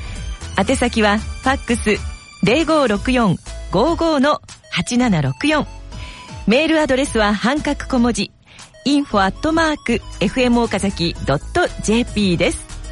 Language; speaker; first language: Japanese; native; Japanese